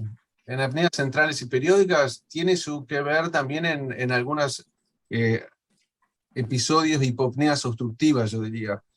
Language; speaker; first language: Spanish; native; Spanish